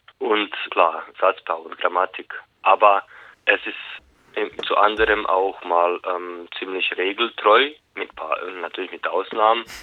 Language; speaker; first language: German; non-native, fluent; Bosnian